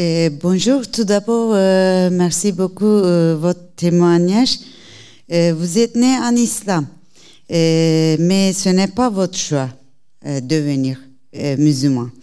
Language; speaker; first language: French; non-native, learner; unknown